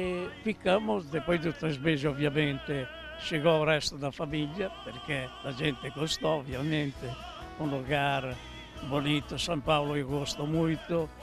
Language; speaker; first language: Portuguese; non-native, fluent; Italian